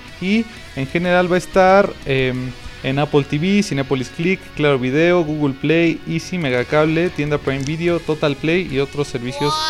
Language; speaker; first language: Spanish; native; Spanish